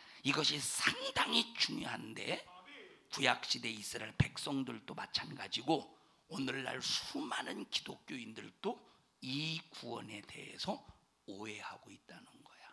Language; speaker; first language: Korean; native; Korean